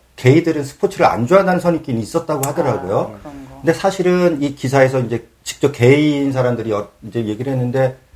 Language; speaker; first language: Korean; native; Korean